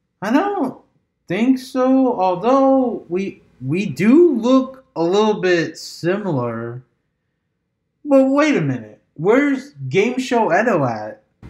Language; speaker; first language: English; native; English